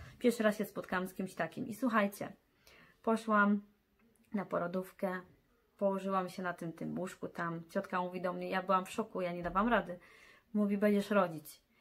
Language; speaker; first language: Polish; native; Polish